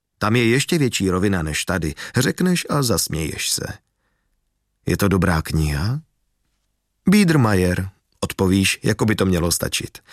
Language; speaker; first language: Czech; native; Czech